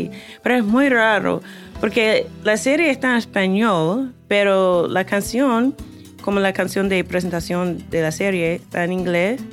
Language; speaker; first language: Spanish; non-native, fluent; English